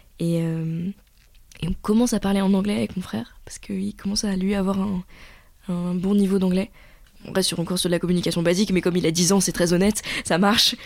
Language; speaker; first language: French; native; French